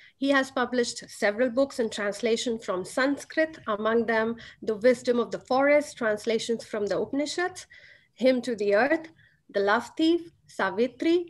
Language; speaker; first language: English; non-native, local second language; Hindi